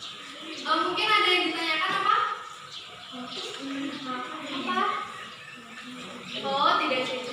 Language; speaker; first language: Indonesian; native; Indonesian